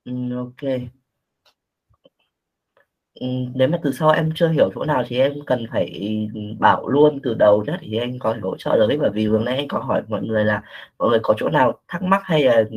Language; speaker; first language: Vietnamese; native; Vietnamese